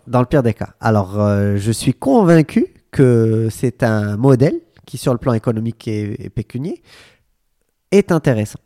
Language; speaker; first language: French; non-native, local second language; Arabic